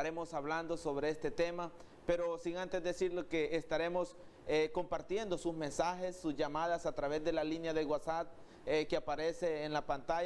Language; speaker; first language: Spanish; native; Spanish